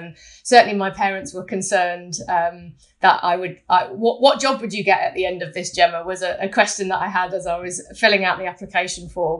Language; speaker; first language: English; native; English